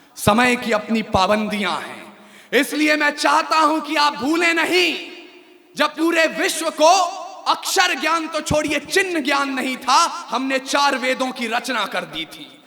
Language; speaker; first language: Hindi; native; Hindi